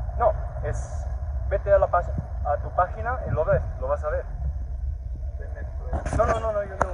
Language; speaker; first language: Spanish; non-native, learner; English